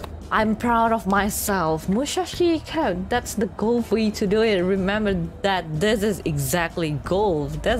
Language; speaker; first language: English; non-native, fluent; Indonesian